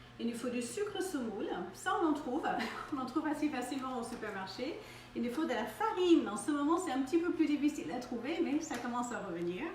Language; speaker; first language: French; non-native, fluent; English